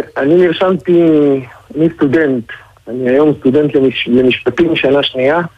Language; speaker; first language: Hebrew; native; Hebrew